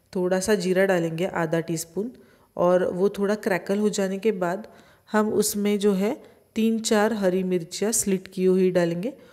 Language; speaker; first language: Hindi; non-native, local second language; Marathi